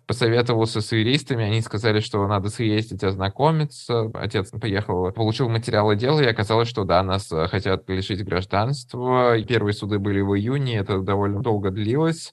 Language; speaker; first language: Russian; early bilingual, other home language; Armenian